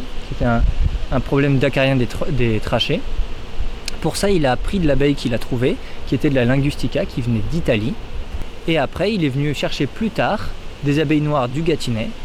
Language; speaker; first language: French; native; French